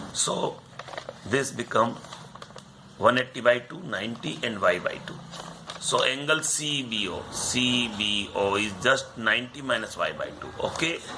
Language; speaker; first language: English; non-native, local second language; Hindi